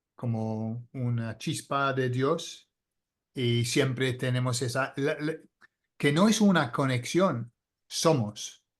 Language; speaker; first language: Spanish; non-native, fluent; English